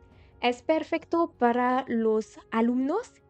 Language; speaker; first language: Spanish; non-native, learner; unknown